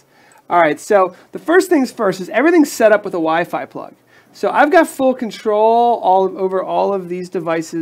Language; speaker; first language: English; native; English